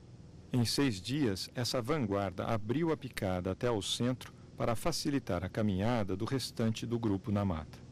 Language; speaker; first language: Portuguese; native; Portuguese